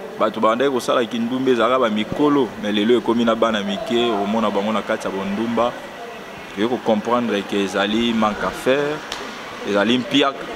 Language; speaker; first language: Lingala; native; Lingala